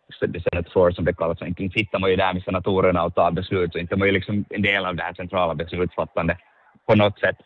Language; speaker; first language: Swedish; native; Swedish